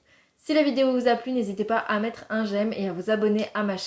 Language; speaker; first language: French; native; French